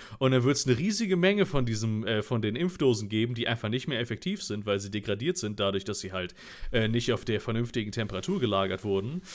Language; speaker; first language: German; native; German